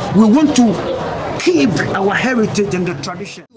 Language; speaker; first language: English; non-native, local second language; Ga